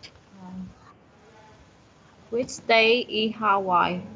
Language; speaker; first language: English; non-native, learner; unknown